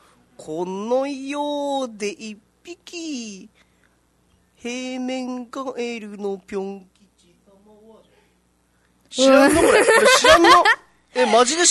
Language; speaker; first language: Japanese; native; Japanese